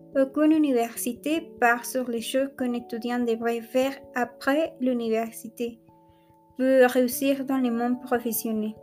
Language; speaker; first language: French; non-native, learner; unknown